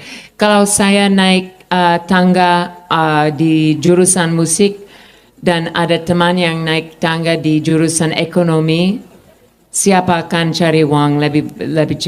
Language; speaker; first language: Indonesian; non-native, fluent; English